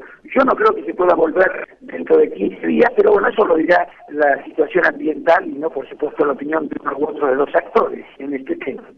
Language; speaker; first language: Spanish; native; Spanish